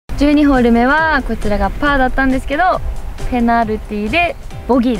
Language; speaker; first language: Japanese; native; Japanese